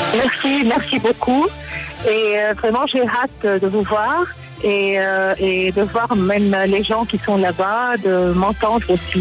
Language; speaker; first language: French; non-native, local second language; Arabic